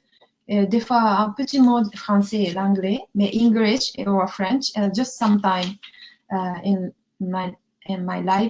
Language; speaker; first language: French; non-native, learner; Japanese